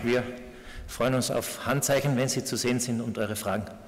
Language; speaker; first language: German; native; German